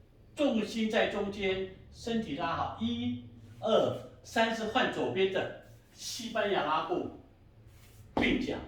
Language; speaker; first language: Chinese; native; Chinese